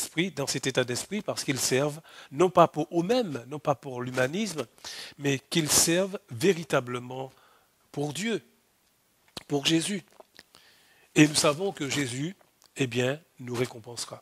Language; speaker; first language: French; native; French